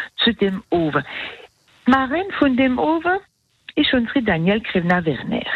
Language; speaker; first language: German; non-native, local second language; Swiss German